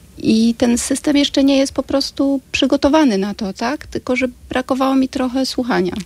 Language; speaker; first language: Polish; native; Polish